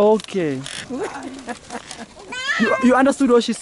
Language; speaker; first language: English; non-native, fluent; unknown